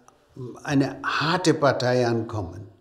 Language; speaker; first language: German; non-native, fluent; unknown